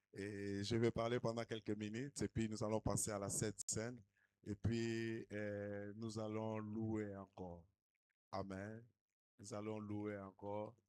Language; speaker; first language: French; non-native, local second language; Lingala